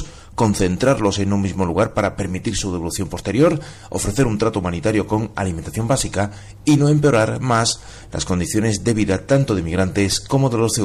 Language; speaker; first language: Spanish; native; Spanish